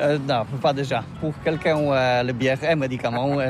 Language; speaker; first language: French; non-native, learner; Polish